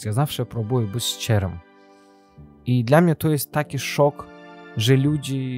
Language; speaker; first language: Polish; non-native, learner; Azerbaijani